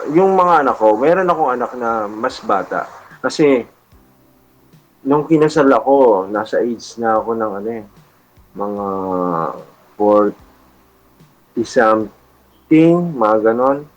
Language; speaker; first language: Filipino; native; Filipino